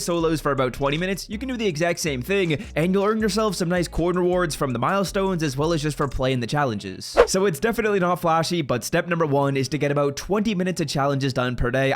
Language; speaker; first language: English; native; English